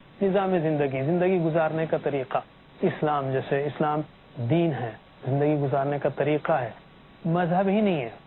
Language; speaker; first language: Urdu; native; Urdu